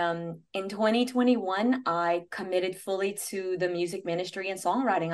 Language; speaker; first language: English; native; English